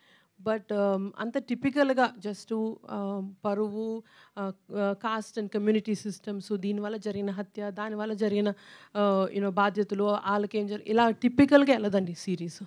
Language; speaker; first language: Telugu; native; Telugu